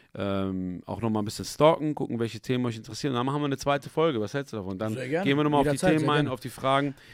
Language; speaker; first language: German; early bilingual, other home language; Persian